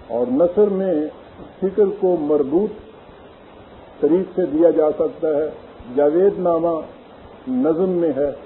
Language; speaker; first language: Urdu; native; Urdu